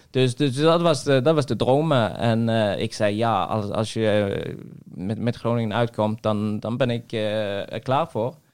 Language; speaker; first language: Dutch; non-native, fluent; Norwegian